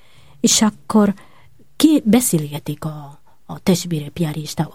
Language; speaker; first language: Hungarian; non-native, learner; Spanish